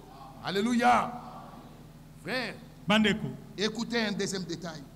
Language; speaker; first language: French; non-native, local second language; Lingala